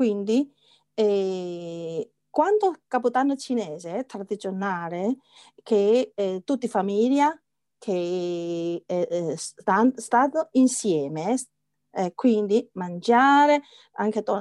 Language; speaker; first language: Italian; non-native, learner; Chinese